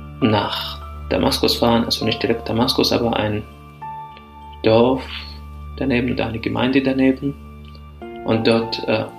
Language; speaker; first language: German; non-native, fluent; Arabic